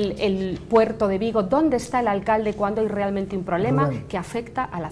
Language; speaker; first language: Spanish; native; Spanish